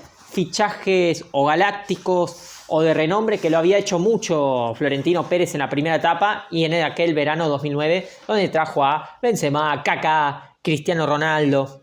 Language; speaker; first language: Spanish; native; Spanish